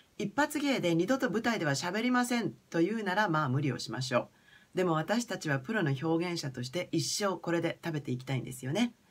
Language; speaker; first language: Japanese; native; Japanese